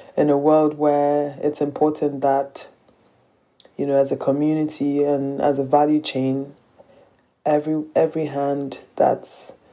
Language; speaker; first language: English; non-native, local second language; Yoruba